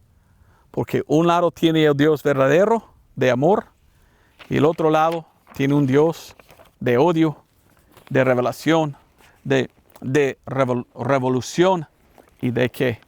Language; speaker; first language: Spanish; non-native, learner; English